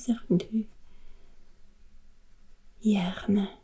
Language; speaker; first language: Norwegian; non-native, learner; German